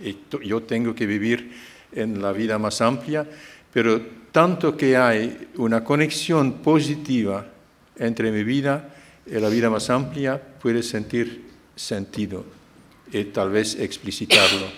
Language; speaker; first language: Spanish; non-native, fluent; Dutch